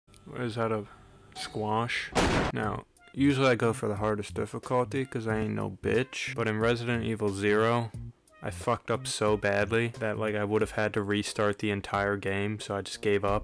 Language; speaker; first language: English; native; English